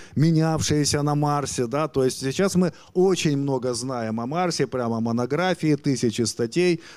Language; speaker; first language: Russian; native; Russian